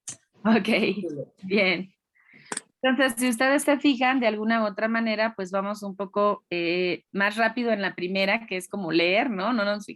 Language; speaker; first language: Spanish; native; Spanish